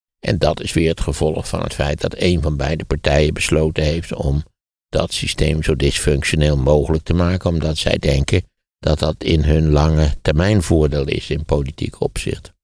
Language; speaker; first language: Dutch; native; Dutch